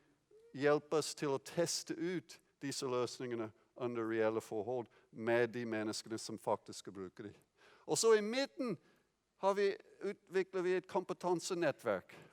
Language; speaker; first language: Norwegian; non-native, fluent; English